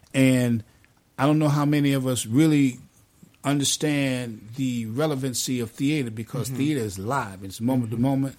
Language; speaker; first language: English; native; English